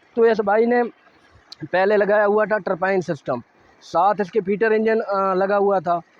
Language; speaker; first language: Urdu; non-native, local second language; Saraiki